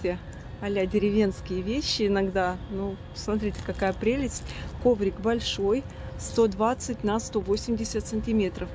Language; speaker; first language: Russian; native; Russian